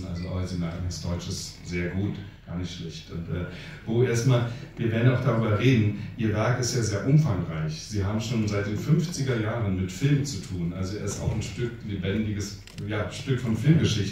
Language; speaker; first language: German; native; German